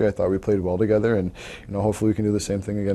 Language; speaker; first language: English; native; English